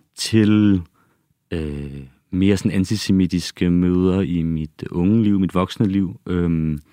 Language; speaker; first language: Danish; native; Danish